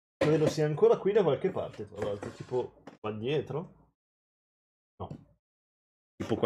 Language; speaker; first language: Italian; native; Italian